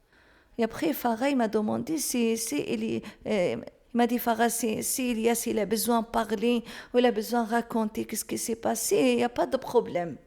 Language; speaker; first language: French; non-native, learner; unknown